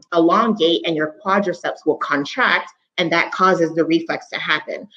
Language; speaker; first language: English; native; English